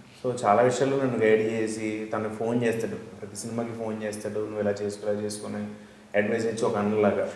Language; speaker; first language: Telugu; native; Telugu